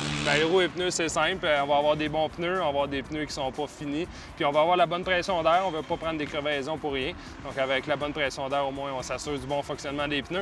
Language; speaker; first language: French; native; French